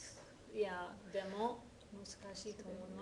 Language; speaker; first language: Japanese; non-native, fluent; English